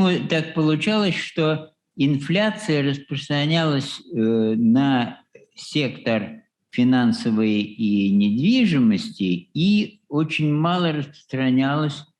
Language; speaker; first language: Russian; native; Russian